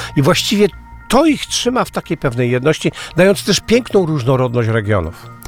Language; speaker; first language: Polish; native; Polish